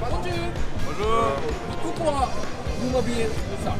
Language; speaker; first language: French; non-native, learner; Japanese